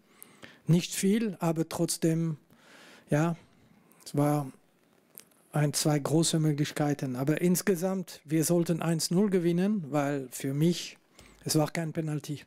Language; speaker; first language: German; non-native, local second language; French